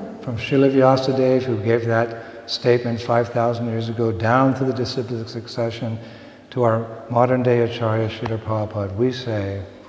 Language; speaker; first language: English; native; English